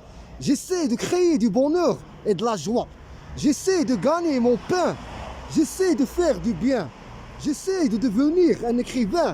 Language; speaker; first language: French; non-native, local second language; Arabic